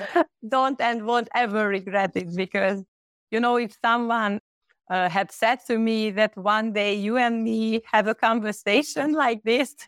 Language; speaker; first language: English; non-native, fluent; Hungarian